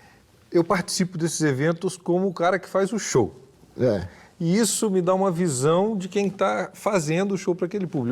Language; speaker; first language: Portuguese; native; Portuguese